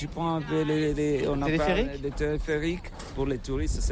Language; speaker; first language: French; non-native, local second language; Lingala